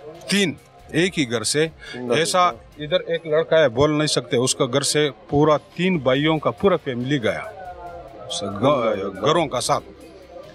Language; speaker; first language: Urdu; non-native, local second language; Pashto